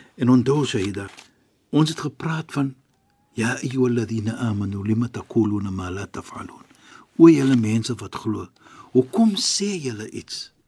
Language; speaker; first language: Afrikaans; non-native, fluent; Arabic